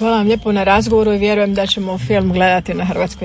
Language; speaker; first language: Serbian; native; Serbian